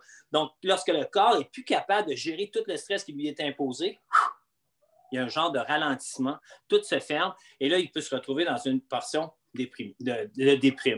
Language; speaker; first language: French; native; French